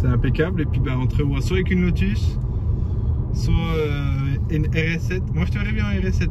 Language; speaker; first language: French; native; French